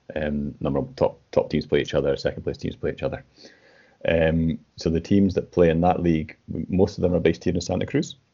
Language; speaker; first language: English; native; English